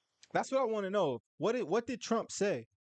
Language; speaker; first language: English; native; English